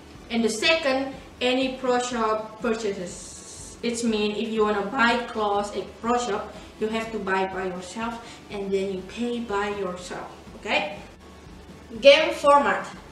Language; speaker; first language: English; non-native, learner; Indonesian